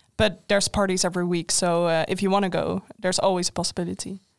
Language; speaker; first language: English; non-native, fluent; Dutch